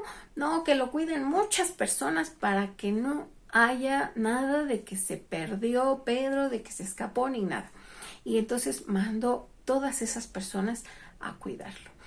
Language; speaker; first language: Spanish; native; Spanish